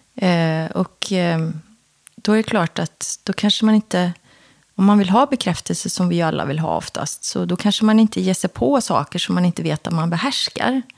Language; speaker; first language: Swedish; early bilingual, other home language; Korean